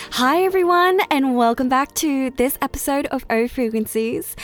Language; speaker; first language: English; early bilingual, other home language; Cantonese